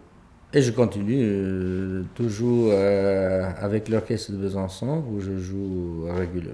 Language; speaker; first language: French; non-native, fluent; Albanian